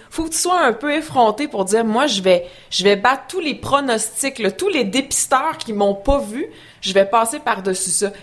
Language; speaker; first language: French; native; French